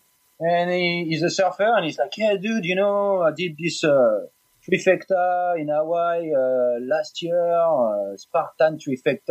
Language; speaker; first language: English; non-native, fluent; French